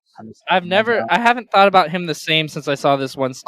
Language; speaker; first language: English; native; English